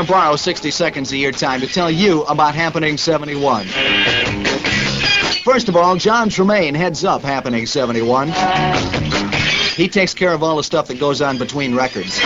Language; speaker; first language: English; native; English